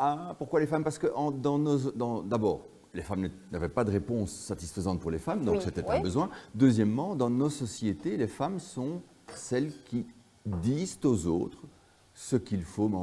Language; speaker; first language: French; native; French